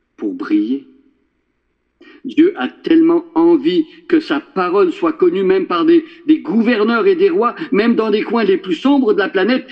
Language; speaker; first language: French; native; French